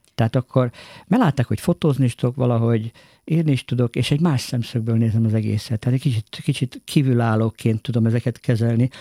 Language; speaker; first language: Hungarian; native; Hungarian